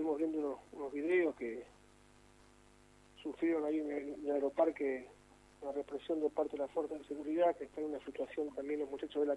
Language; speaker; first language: Spanish; native; Spanish